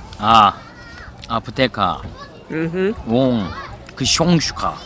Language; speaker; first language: Polish; non-native, learner; Korean